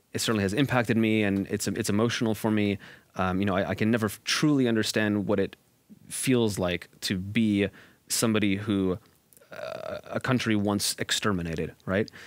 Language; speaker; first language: English; native; English